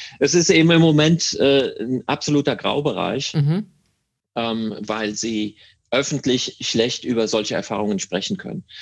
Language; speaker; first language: German; native; German